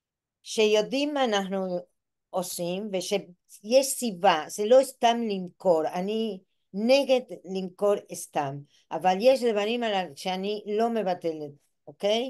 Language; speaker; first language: Hebrew; non-native, fluent; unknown